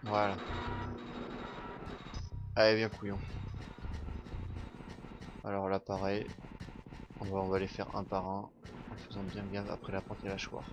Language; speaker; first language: French; native; French